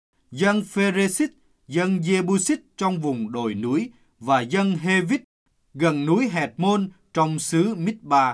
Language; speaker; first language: Vietnamese; native; Vietnamese